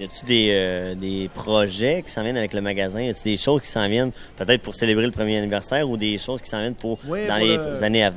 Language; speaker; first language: French; native; French